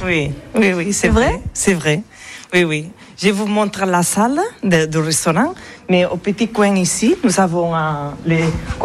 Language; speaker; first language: French; non-native, learner; Catalan